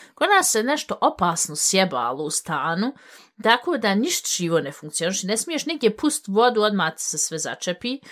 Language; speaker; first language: Bosnian; early bilingual, heritage; Bosnian